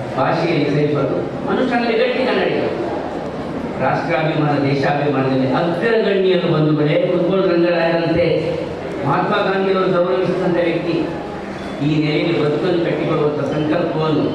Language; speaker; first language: Kannada; non-native, local second language; Tulu